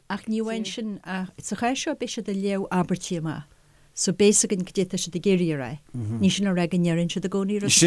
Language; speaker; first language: Irish; native; Irish